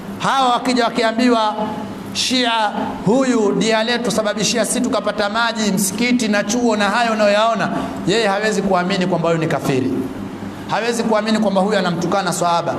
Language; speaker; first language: Swahili; native; Swahili